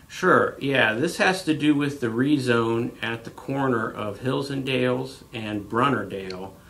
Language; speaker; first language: English; native; English